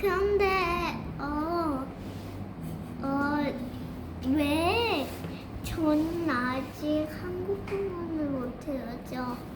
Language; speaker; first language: Korean; early bilingual, heritage; Korean